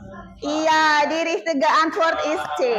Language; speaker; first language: German; non-native, fluent; Indonesian